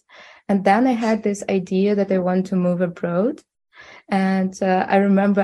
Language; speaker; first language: English; non-native, fluent; Russian